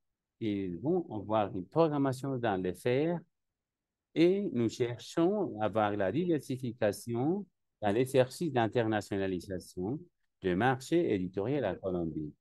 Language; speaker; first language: French; non-native, learner; Spanish